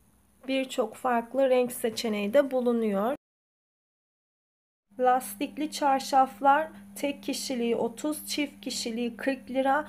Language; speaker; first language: Turkish; native; Turkish